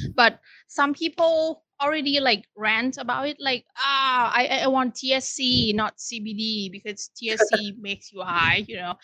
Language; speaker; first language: English; non-native, fluent; Thai